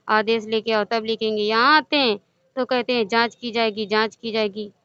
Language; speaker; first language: Hindi; native; Hindi